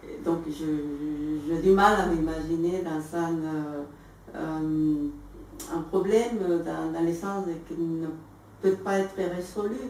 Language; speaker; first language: French; non-native, fluent; Spanish